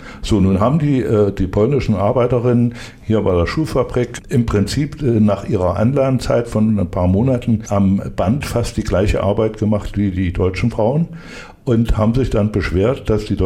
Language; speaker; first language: German; native; German